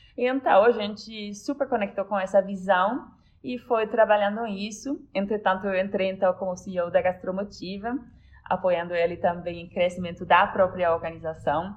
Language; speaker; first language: Portuguese; non-native, fluent; Polish